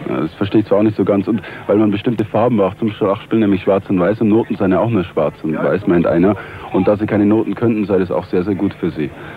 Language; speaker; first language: German; native; German